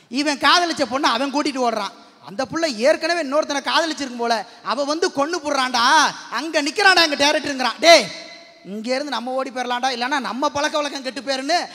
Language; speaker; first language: Tamil; native; Tamil